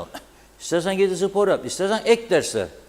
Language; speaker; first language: Turkish; native; Turkish